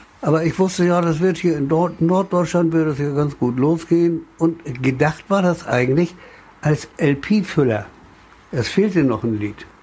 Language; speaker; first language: German; native; German